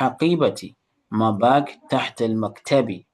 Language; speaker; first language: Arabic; non-native, fluent; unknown